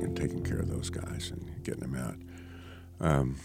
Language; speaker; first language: English; native; English